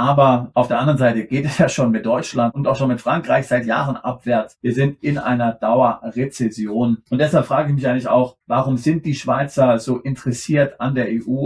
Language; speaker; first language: German; native; German